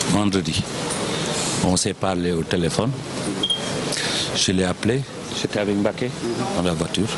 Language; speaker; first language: French; non-native, local second language; Wolof